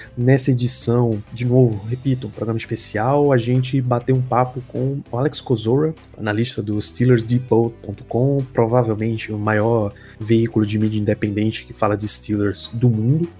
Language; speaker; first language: Portuguese; native; Portuguese